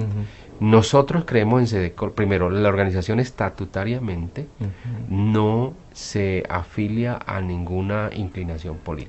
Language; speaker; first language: Spanish; native; Spanish